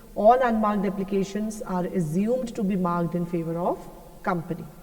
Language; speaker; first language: English; non-native, local second language; Punjabi